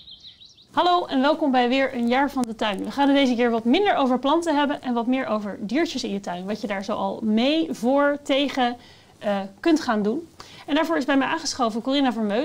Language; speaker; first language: Dutch; native; Dutch